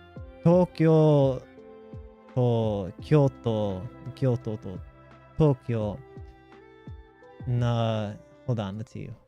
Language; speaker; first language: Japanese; non-native, learner; English